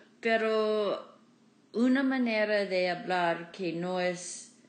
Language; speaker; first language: Spanish; non-native, fluent; English